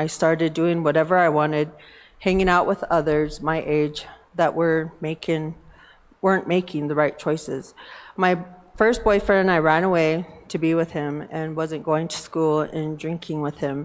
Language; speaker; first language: English; native; English